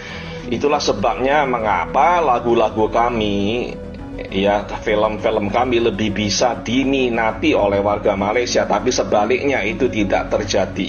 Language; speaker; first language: Indonesian; native; Indonesian